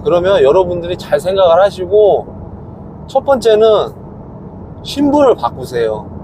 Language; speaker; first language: Korean; native; Korean